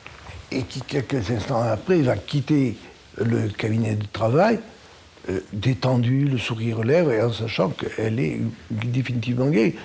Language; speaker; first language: French; native; French